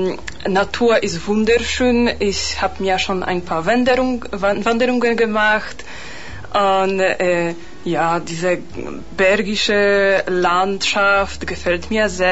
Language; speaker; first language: German; non-native, fluent; Polish